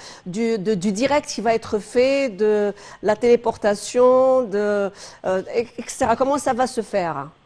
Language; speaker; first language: French; non-native, fluent; Arabic